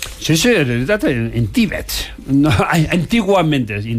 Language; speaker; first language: Spanish; non-native, learner; Tibetan